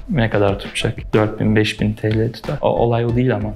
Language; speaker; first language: Turkish; early bilingual, heritage; Turkish